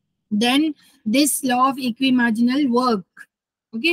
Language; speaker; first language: English; non-native, local second language; Telugu